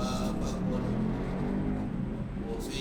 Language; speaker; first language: Arabic; non-native, learner; Indonesian